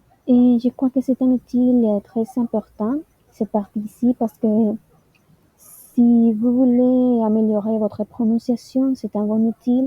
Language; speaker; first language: French; non-native, learner; Spanish